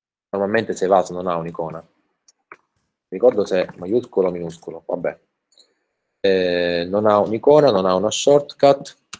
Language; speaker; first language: Italian; native; Italian